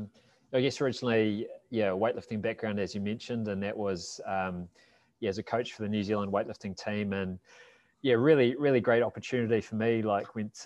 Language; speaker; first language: English; native; English